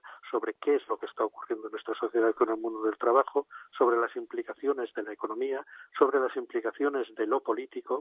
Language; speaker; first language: Spanish; native; Spanish